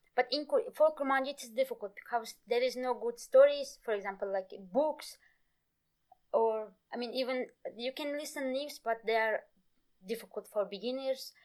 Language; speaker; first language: English; non-native, fluent; Kurdish